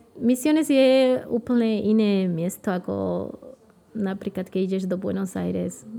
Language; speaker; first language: Slovak; non-native, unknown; Spanish